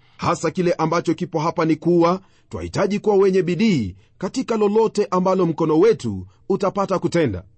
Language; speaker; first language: Swahili; non-native, local second language; Luyia